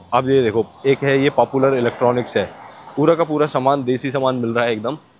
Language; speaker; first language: Hindi; native; Hindi